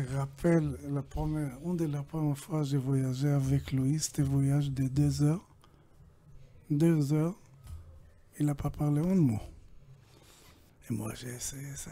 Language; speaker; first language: French; non-native, learner; Hebrew